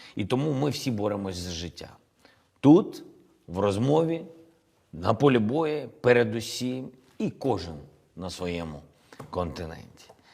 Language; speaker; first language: Ukrainian; non-native, local second language; Russian